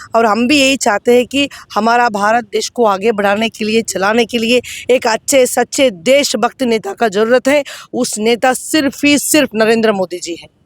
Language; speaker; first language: Hindi; non-native, local second language; Tamil